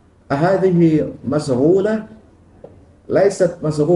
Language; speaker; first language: Arabic; non-native, learner; Indonesian